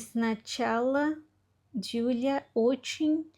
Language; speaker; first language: Russian; non-native, learner; Portuguese